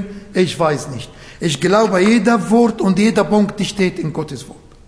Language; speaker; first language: German; non-native, fluent; Arabic